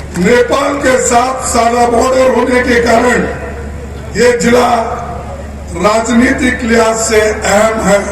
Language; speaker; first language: Hindi; non-native, local second language; Kannada